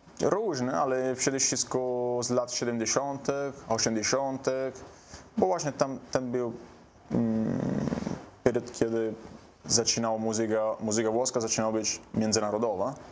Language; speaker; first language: Polish; non-native, learner; Italian